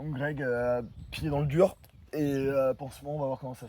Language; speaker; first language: French; native; French